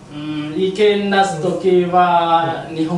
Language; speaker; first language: Japanese; non-native, learner; Vietnamese